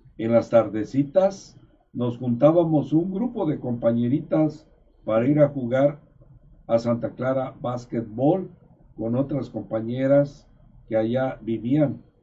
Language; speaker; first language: Spanish; native; Spanish